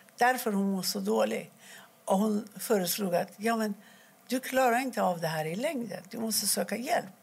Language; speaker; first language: Swedish; non-native, fluent; Persian